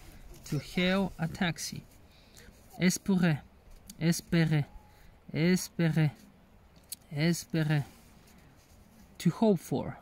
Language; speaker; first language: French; non-native, learner; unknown